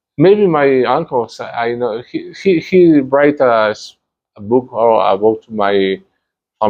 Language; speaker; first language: English; non-native, learner; Spanish